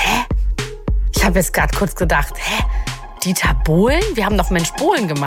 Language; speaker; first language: German; native; German